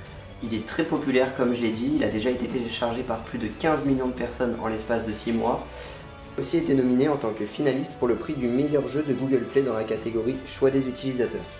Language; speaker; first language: French; native; French